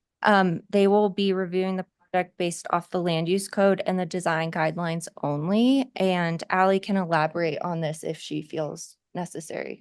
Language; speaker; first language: English; native; English